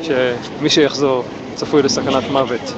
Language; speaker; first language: Hebrew; native; Hebrew